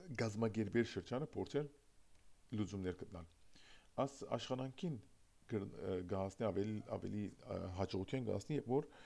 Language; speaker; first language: Armenian; early bilingual, heritage; Armenian